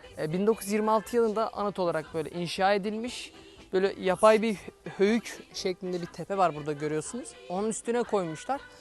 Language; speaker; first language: Turkish; native; Turkish